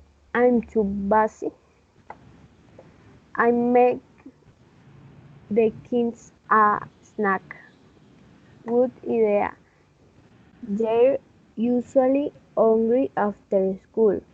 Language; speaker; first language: English; non-native, learner; Spanish